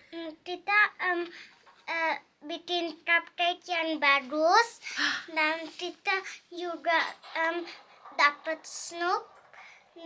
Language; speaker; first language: Indonesian; early bilingual, heritage; Indonesian